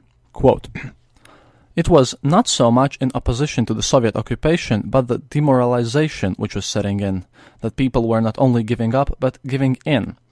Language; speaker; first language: English; non-native, fluent; Latvian